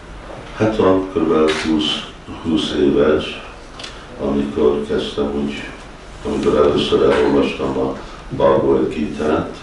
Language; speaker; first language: Hungarian; early bilingual, heritage; Hungarian